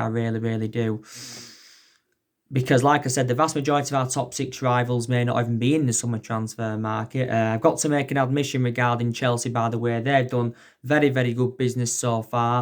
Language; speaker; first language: English; native; English